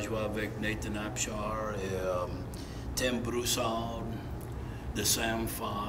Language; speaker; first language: French; non-native, local second language; English